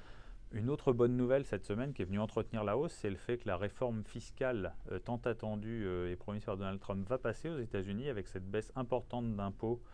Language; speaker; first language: French; native; French